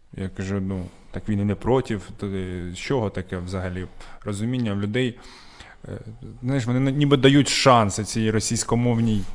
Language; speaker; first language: Ukrainian; native; Ukrainian